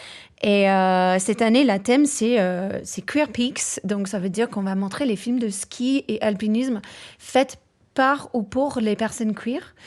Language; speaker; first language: French; non-native, fluent; English